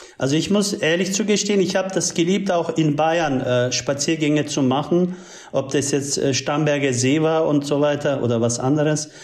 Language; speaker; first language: German; early bilingual, other home language; Turkish